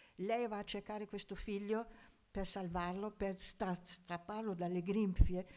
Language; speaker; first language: Italian; non-native, fluent; German